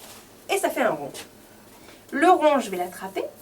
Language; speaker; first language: French; native; French